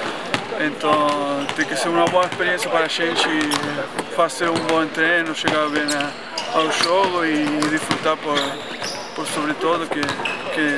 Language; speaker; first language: Portuguese; non-native, fluent; Spanish